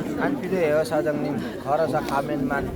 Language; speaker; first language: Korean; non-native, learner; Nepali